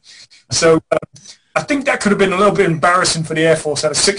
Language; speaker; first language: English; native; English